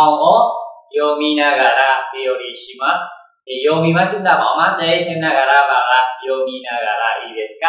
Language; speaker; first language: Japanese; non-native, fluent; Vietnamese